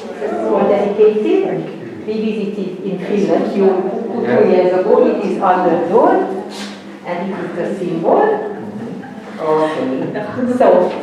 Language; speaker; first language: English; non-native, fluent; Hungarian